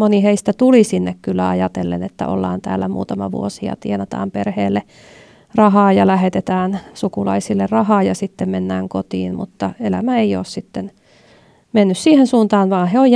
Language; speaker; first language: Finnish; native; Finnish